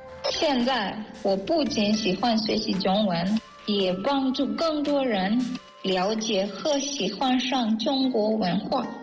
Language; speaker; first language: Chinese; non-native, fluent; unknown